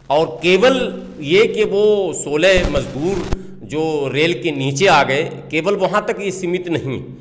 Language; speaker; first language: Hindi; native; Hindi